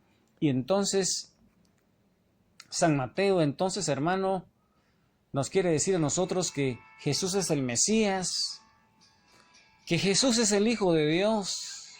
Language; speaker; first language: Spanish; native; Spanish